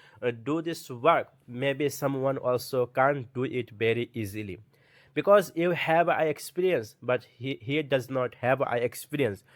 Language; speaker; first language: English; non-native, learner; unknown